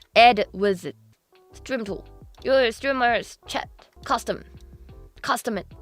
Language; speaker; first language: English; non-native, learner; Korean